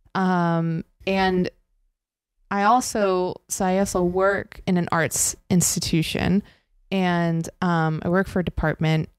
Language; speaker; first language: English; native; English